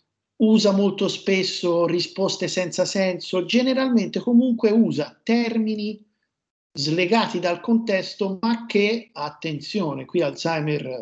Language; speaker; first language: Italian; native; Italian